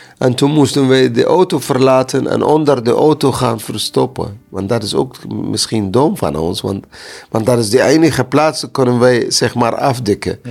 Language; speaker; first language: Dutch; non-native, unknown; Arabic